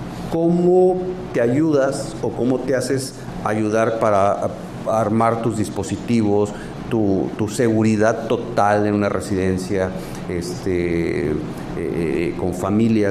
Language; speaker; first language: Spanish; native; Spanish